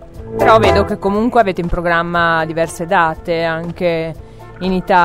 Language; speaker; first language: Italian; native; Italian